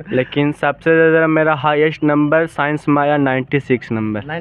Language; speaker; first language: Hindi; native; Hindi